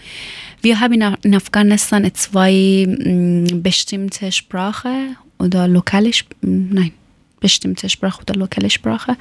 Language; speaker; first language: German; non-native, local second language; Persian